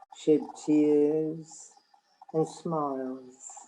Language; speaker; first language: English; non-native, fluent; Lithuanian